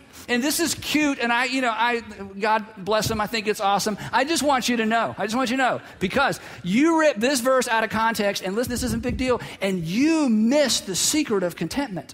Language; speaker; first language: English; native; English